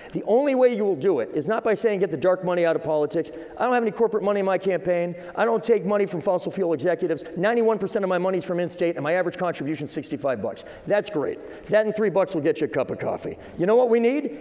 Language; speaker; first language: English; native; English